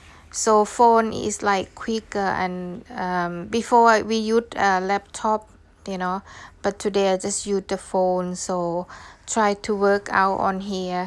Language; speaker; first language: English; non-native, learner; Thai